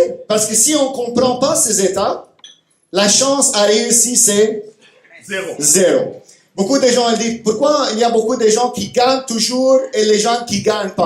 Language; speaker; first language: French; non-native, fluent; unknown